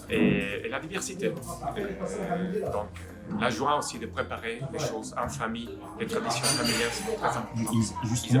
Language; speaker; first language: French; non-native, fluent; Spanish